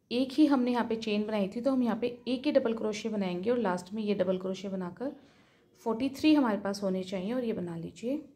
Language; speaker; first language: Hindi; native; Hindi